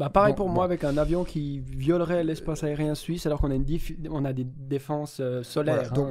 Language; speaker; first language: French; native; French